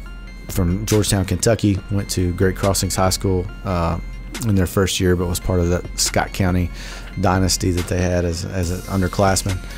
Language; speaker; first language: English; native; English